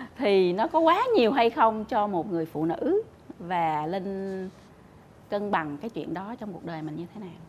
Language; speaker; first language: Vietnamese; native; Vietnamese